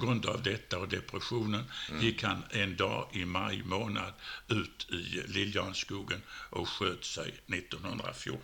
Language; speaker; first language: Swedish; native; Swedish